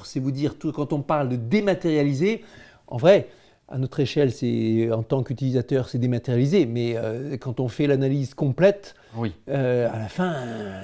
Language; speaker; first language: French; native; French